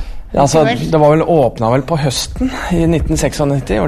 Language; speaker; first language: Norwegian; native; Norwegian